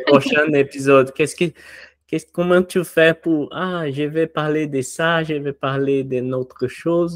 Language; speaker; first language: French; non-native, learner; Portuguese